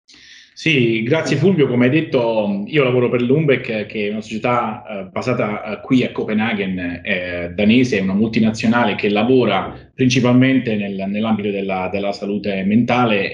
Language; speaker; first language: Italian; native; Italian